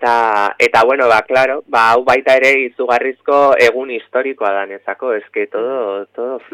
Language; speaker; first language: Basque; native; Basque